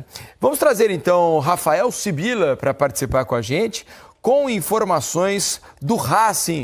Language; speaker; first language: Portuguese; native; Portuguese